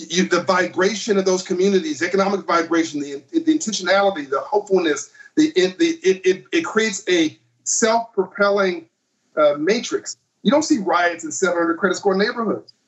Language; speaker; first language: English; native; English